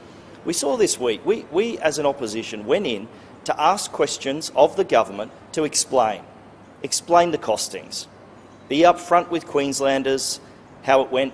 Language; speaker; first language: English; native; English